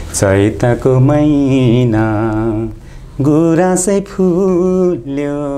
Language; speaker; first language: Nepali; non-native, local second language; Limbu